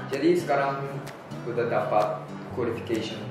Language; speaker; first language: Indonesian; non-native, learner; Japanese